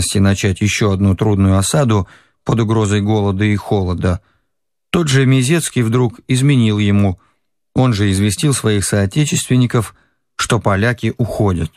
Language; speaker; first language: Russian; native; Russian